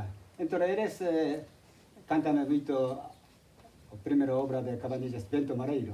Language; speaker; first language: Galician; non-native, fluent; Japanese